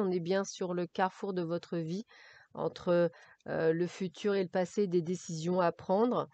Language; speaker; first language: French; native; French